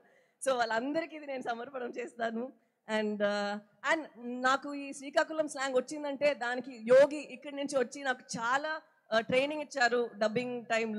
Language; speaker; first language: Telugu; non-native, local second language; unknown